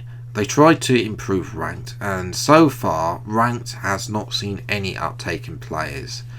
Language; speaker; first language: English; native; English